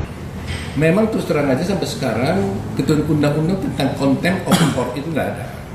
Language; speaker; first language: Indonesian; native; Indonesian